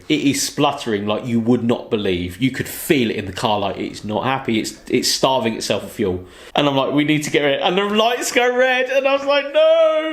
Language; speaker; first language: English; native; English